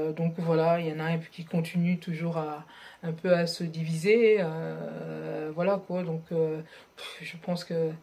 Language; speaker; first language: French; non-native, local second language; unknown